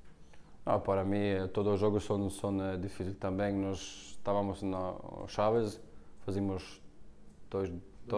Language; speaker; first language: Portuguese; non-native, learner; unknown